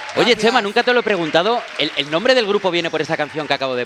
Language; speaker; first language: Spanish; native; Spanish